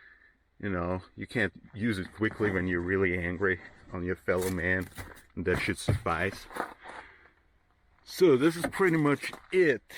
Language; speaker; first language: English; non-native, fluent; German